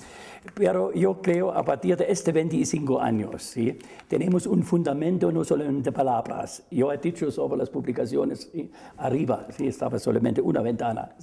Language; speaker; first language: Spanish; non-native, fluent; German